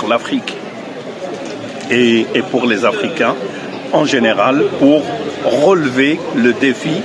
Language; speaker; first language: French; native; French